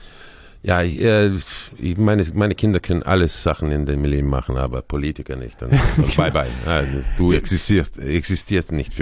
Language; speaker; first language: German; non-native, fluent; Croatian